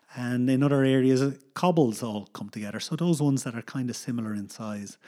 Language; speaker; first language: English; native; English